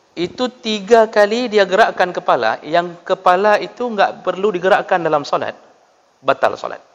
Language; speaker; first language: Malay; non-native, local second language; Achinese